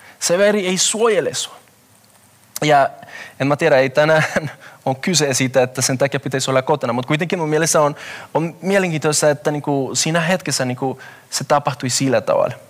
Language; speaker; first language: Finnish; non-native, fluent; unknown